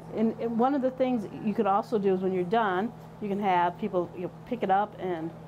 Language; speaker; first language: English; native; English